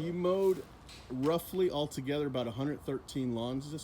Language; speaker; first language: English; native; English